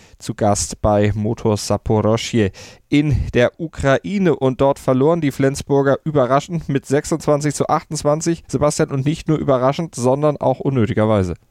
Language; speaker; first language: German; native; German